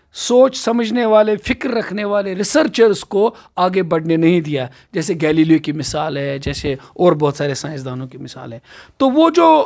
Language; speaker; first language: Urdu; non-native, local second language; Kashmiri